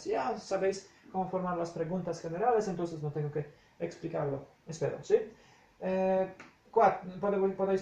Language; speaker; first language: Spanish; non-native, fluent; Polish